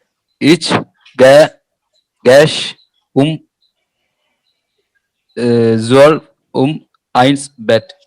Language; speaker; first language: German; non-native, learner; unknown